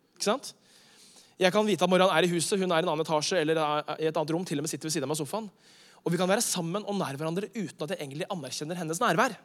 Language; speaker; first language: Norwegian; native; Norwegian